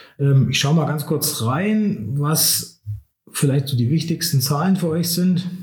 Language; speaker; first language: German; native; German